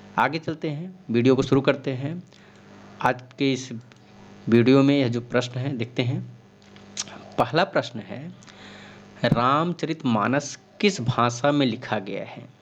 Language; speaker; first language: Hindi; native; Hindi